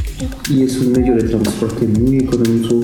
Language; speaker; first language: Spanish; non-native, learner; French